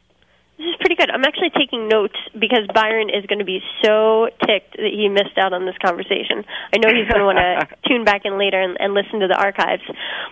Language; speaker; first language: English; native; English